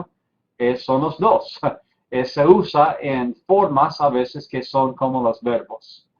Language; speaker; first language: Spanish; non-native, fluent; English